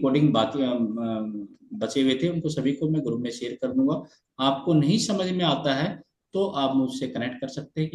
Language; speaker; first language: Hindi; native; Hindi